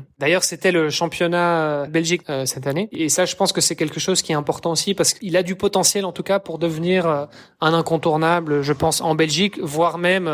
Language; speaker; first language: French; native; French